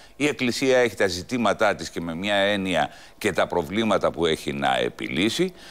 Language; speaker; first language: Greek; native; Greek